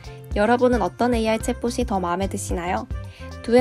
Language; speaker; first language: Korean; native; Korean